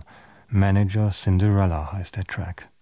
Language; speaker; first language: German; native; German